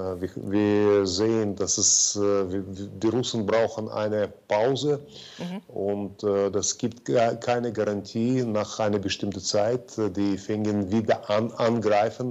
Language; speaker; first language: German; non-native, fluent; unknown